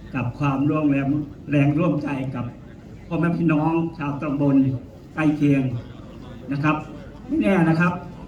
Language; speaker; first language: Thai; native; Thai